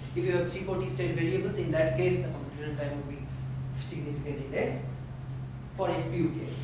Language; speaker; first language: English; non-native, local second language; Bangla